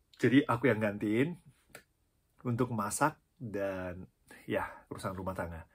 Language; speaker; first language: Indonesian; non-native, fluent; Japanese